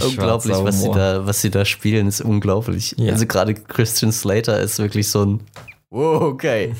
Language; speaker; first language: German; native; German